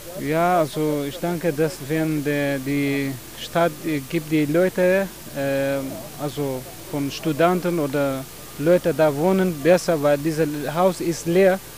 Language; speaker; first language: German; non-native, learner; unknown